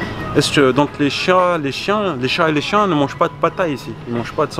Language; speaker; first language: French; native; French